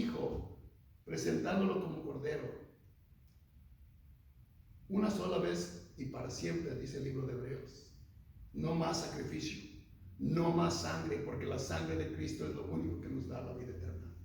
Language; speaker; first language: Spanish; native; Spanish